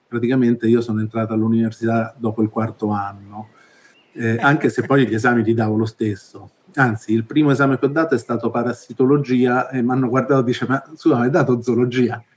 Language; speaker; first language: Italian; early bilingual, other home language; Spanish